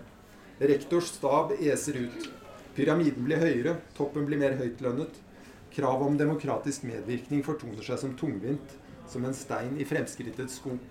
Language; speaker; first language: Norwegian; native; Norwegian